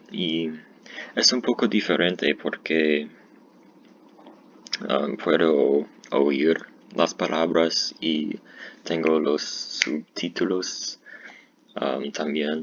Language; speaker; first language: Spanish; non-native, learner; English